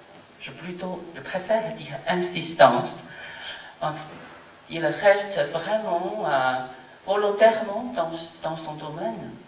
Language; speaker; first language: French; non-native, fluent; Chinese